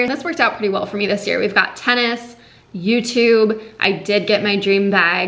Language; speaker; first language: English; native; English